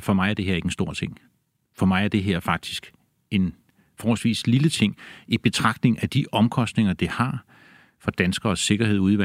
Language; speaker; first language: Danish; native; Danish